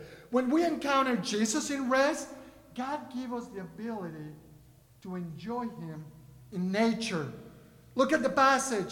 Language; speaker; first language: English; non-native, fluent; Spanish